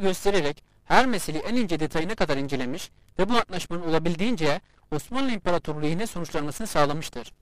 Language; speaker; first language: Turkish; native; Turkish